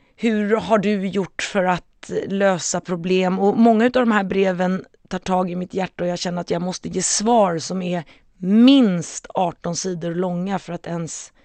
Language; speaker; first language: Swedish; native; Swedish